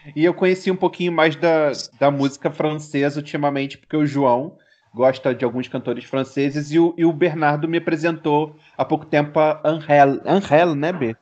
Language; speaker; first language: Portuguese; native; Portuguese